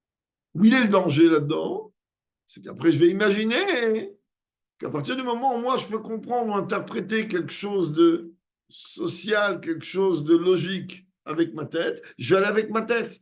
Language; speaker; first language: French; native; French